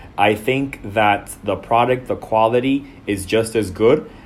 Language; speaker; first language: English; non-native, fluent; Spanish